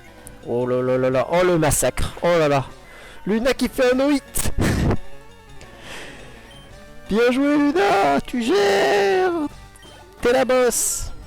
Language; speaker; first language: French; native; French